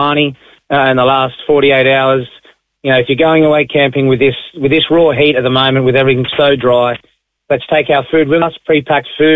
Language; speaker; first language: English; native; English